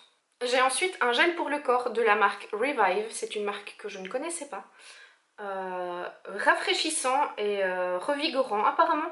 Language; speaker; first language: French; native; French